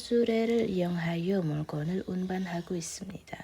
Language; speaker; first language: Korean; non-native, fluent; Indonesian